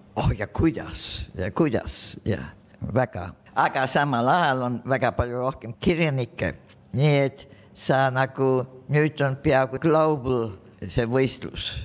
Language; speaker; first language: Estonian; early bilingual, heritage; Estonian